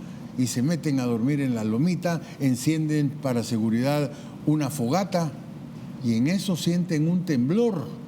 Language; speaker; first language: Spanish; native; Spanish